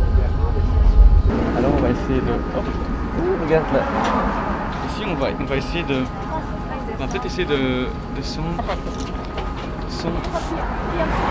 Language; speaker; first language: French; native; French